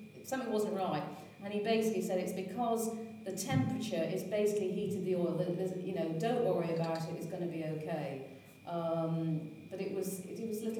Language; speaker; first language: English; native; English